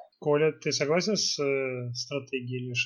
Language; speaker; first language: Russian; native; Russian